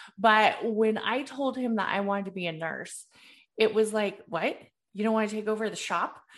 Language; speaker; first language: English; early bilingual, other home language; Spanish